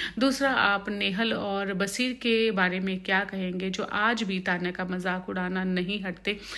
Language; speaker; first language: Hindi; non-native, local second language; Punjabi